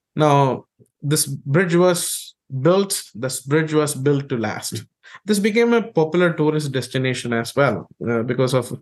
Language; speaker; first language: English; non-native, local second language; Malayalam